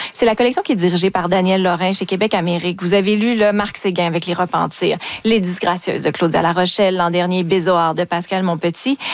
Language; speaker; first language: French; native; French